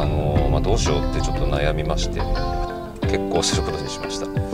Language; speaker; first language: Japanese; native; Japanese